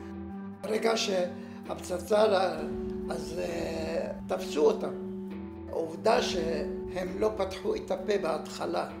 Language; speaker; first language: Hebrew; non-native, fluent; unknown